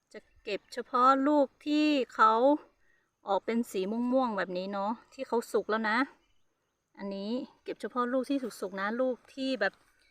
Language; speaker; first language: Thai; non-native, local second language; Hmong